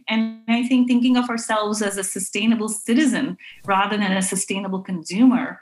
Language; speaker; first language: English; non-native, local second language; Urdu